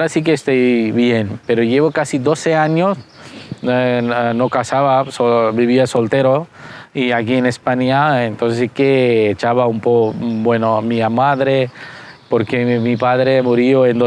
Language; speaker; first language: Spanish; non-native, fluent; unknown